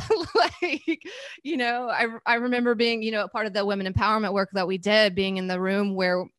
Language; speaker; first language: English; native; English